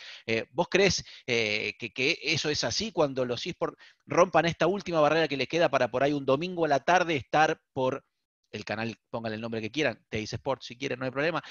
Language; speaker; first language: Spanish; native; Spanish